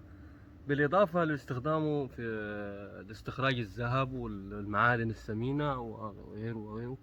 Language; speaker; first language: Arabic; native; Arabic